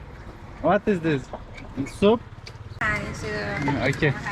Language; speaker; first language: English; non-native, learner; Turkish